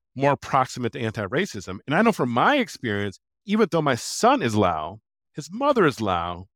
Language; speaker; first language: English; native; English